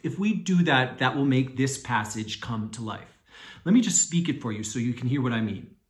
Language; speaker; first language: English; native; English